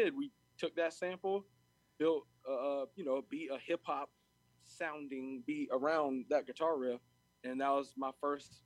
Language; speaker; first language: English; native; English